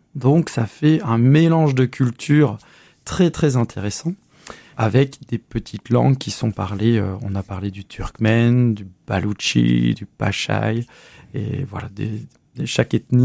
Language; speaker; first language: French; native; French